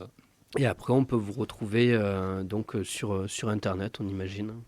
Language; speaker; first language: French; native; French